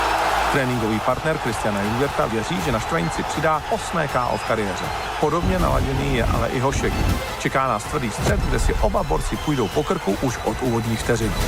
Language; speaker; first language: Czech; native; Czech